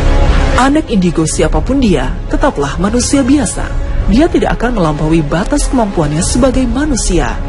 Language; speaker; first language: Indonesian; native; Indonesian